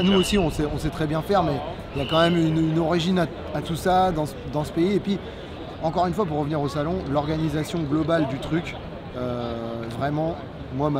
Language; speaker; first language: French; native; French